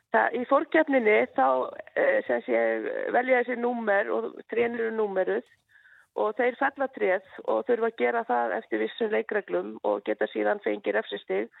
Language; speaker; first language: Icelandic; native; Icelandic